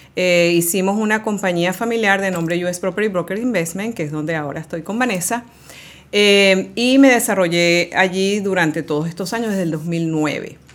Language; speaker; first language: Spanish; native; Spanish